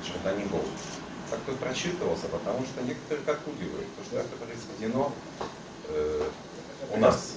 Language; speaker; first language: Russian; native; Russian